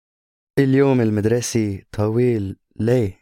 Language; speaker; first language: Arabic; non-native, learner; English